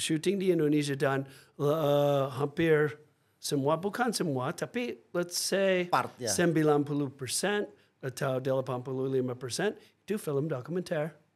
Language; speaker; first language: Indonesian; non-native, fluent; English